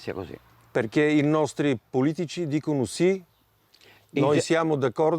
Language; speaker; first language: Italian; non-native, learner; Bulgarian